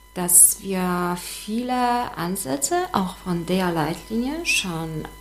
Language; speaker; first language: German; non-native, fluent; Polish